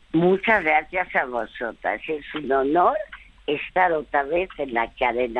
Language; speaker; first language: Spanish; early bilingual, other home language; French